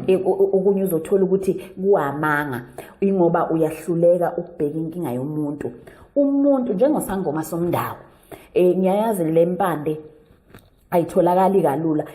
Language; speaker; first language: Zulu; native; Zulu